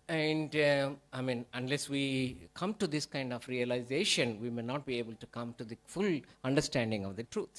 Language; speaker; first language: English; non-native, local second language; Telugu